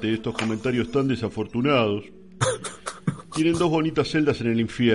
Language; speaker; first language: Spanish; native; Spanish